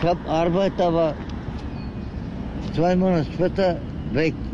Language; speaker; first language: German; non-native, learner; Turkish